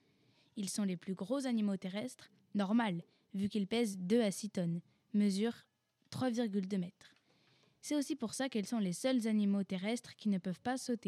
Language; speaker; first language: French; native; French